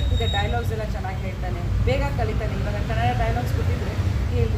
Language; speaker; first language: Kannada; native; Kannada